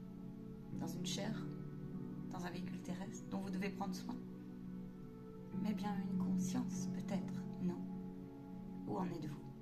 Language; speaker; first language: French; native; French